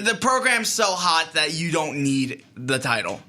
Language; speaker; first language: English; native; English